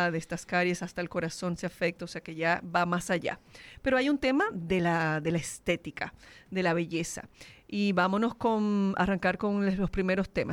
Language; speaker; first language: Spanish; native; Spanish